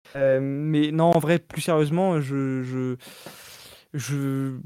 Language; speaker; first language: French; native; French